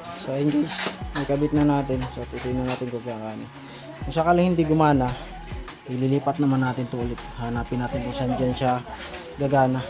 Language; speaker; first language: Filipino; non-native, local second language; Cebuano